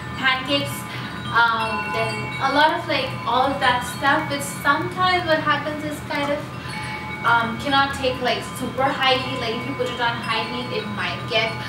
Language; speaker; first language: English; non-native, local second language; Hindi